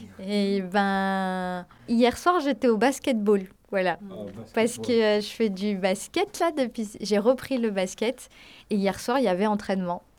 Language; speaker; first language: French; early bilingual, other home language; Tamil